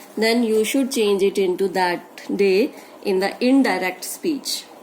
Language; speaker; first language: English; non-native, local second language; Punjabi